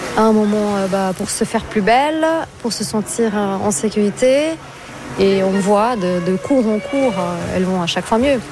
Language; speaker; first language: French; non-native, fluent; Portuguese